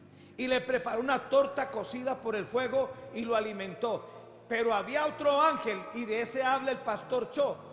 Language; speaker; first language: Spanish; native; Spanish